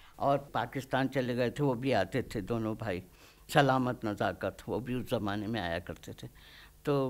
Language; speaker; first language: Hindi; native; Hindi